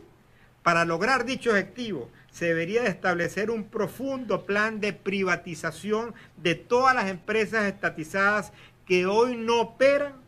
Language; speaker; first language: Spanish; native; Spanish